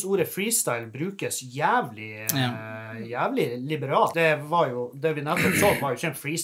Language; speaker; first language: Norwegian; native; Norwegian